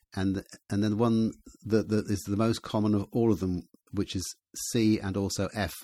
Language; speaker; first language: English; native; English